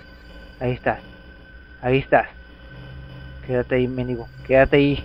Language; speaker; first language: Spanish; native; Spanish